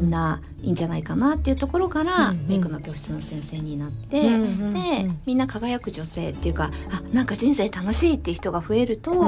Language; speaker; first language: Japanese; native; Japanese